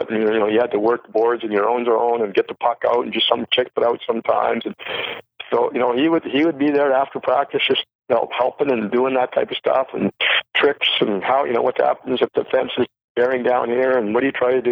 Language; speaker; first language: English; native; English